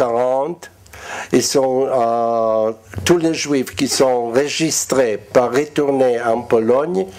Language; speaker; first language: French; non-native, learner; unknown